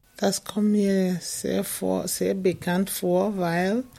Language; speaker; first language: German; non-native, fluent; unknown